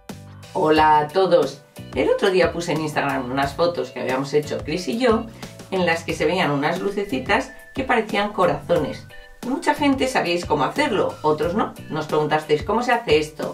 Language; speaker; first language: Spanish; native; Spanish